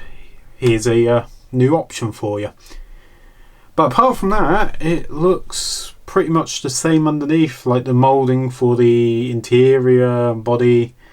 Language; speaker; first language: English; native; English